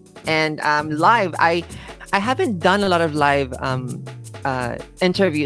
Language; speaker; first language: English; non-native, local second language; Filipino